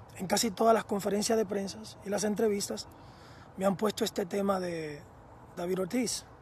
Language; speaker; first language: Spanish; early bilingual, heritage; Spanish